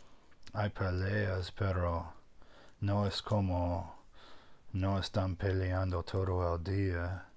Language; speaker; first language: Spanish; non-native, fluent; English